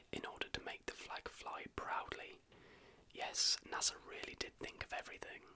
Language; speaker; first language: English; native; English